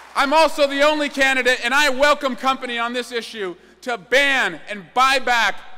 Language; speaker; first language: English; native; English